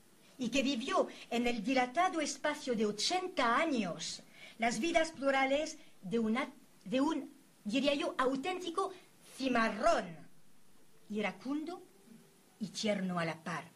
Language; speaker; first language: Spanish; native; Spanish